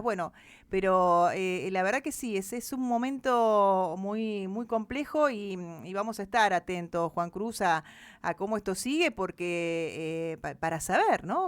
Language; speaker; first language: Spanish; native; Spanish